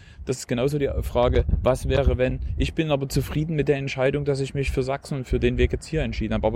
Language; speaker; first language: German; native; German